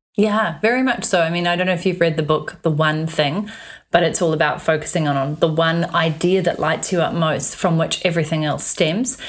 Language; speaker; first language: English; native; English